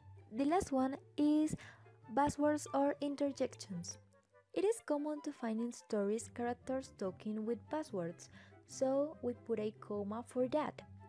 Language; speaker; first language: English; non-native, learner; Spanish